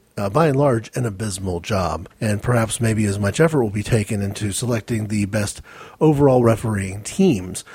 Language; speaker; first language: English; native; English